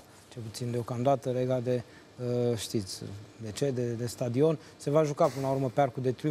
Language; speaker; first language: Romanian; native; Romanian